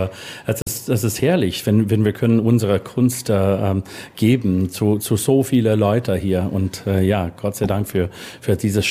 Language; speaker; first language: German; non-native, fluent; English